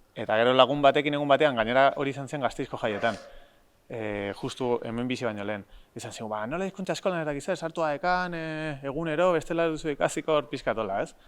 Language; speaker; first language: Basque; non-native, local second language; Spanish